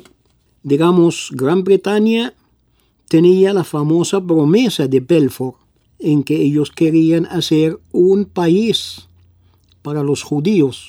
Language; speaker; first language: Spanish; non-native, fluent; Arabic